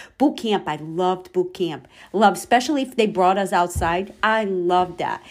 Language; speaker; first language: English; non-native, fluent; Portuguese